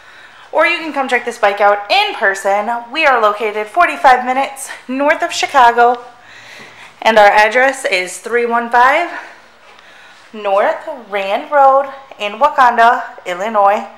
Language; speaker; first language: English; native; English